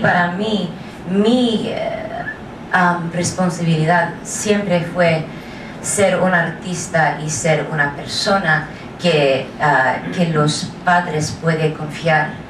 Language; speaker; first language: Spanish; non-native, learner; English